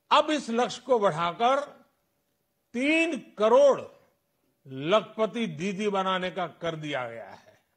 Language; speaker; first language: Hindi; non-native, local second language; Gujarati